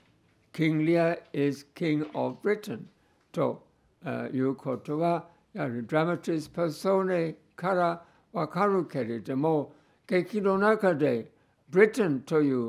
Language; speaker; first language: Japanese; non-native, fluent; English